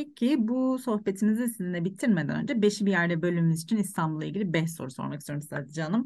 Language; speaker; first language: Turkish; native; Turkish